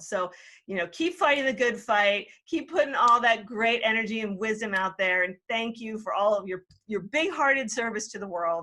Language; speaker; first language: English; native; English